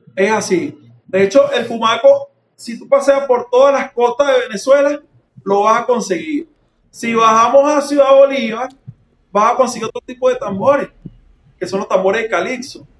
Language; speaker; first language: Spanish; native; Spanish